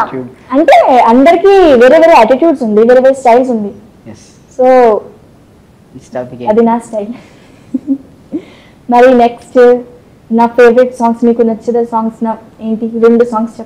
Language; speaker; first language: Telugu; non-native, local second language; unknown